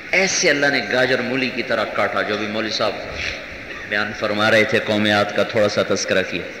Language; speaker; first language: Urdu; non-native, local second language; Punjabi